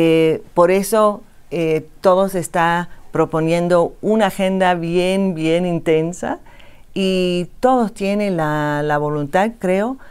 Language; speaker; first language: Spanish; non-native, fluent; English